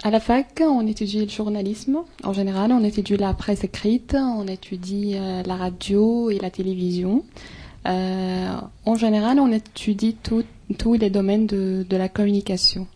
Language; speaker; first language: French; non-native, fluent; Arabic